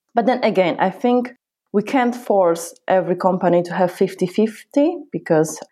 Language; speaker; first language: English; non-native, fluent; Polish